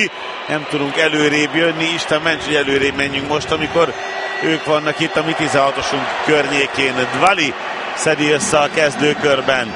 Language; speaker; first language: Hungarian; native; Hungarian